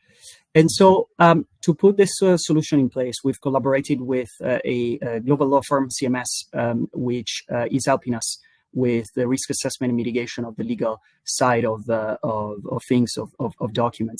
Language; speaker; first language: English; non-native, fluent; Italian